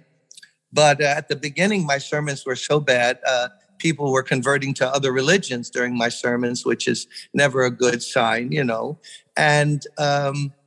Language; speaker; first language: English; native; English